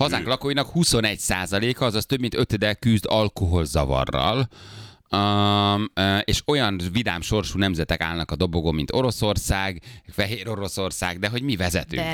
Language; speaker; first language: Hungarian; native; Hungarian